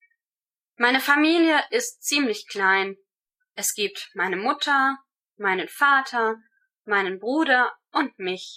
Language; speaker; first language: German; non-native, learner; English